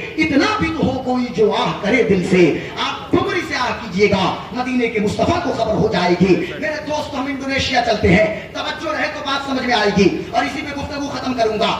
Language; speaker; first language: Urdu; native; Urdu